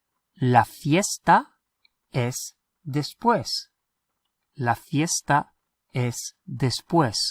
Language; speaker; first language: Spanish; non-native, fluent; English